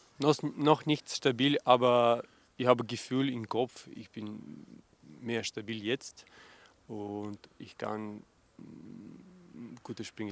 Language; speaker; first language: German; non-native, learner; Russian